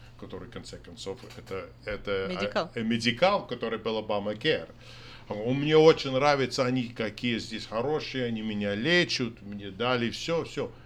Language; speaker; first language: Russian; non-native, fluent; English